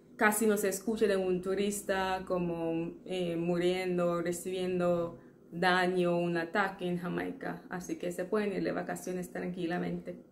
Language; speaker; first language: Spanish; non-native, fluent; English